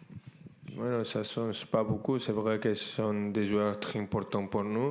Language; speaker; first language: French; non-native, fluent; Spanish